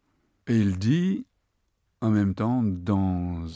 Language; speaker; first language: French; non-native, fluent; Japanese